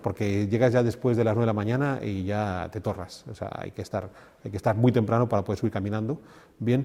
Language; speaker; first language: Spanish; native; Spanish